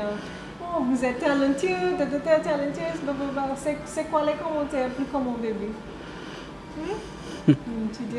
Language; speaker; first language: French; non-native, learner; English